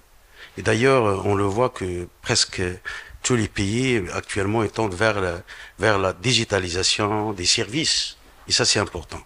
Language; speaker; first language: French; non-native, local second language; Arabic